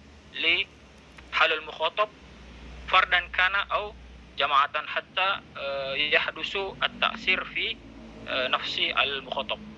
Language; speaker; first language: Arabic; non-native, learner; Indonesian